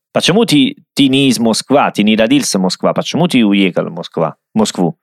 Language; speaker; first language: Russian; non-native, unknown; Italian